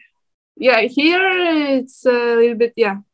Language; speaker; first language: English; non-native, learner; Turkmen